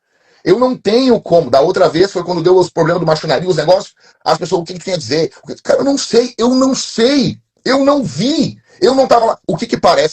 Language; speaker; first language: Portuguese; native; Portuguese